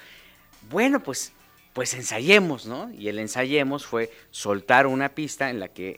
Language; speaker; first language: Spanish; native; Spanish